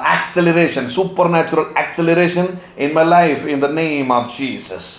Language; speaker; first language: English; non-native, local second language; Tamil